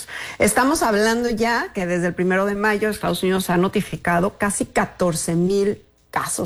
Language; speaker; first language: Spanish; native; Spanish